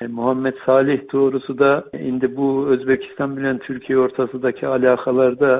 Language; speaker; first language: Turkish; non-native, learner; Uzbek